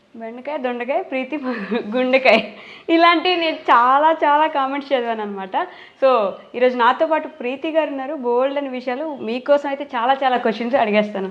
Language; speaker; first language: Telugu; native; Telugu